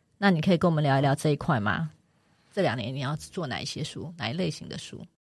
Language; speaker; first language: Chinese; native; Chinese